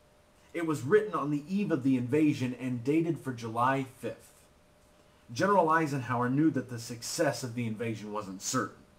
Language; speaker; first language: English; native; English